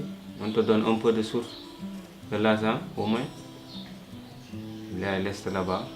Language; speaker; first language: French; non-native, local second language; Wolof